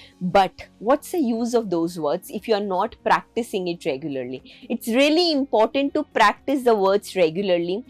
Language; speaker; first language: English; non-native, local second language; Hindi